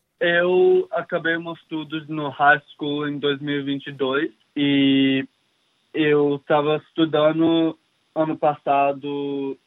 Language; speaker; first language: Portuguese; early bilingual, heritage; English